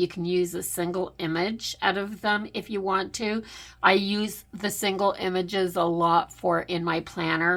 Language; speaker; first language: English; native; English